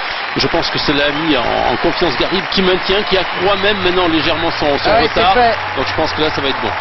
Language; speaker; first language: French; native; French